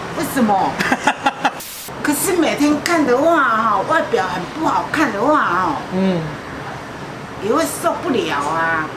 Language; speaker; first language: Chinese; native; Chinese